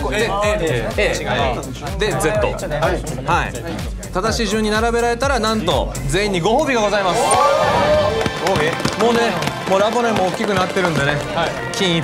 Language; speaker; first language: Japanese; native; Japanese